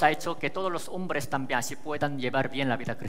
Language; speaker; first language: Spanish; native; Spanish